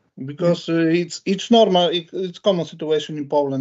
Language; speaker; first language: English; non-native, learner; Polish